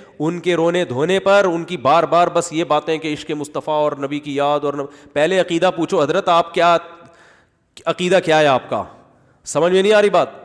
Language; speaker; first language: Urdu; native; Urdu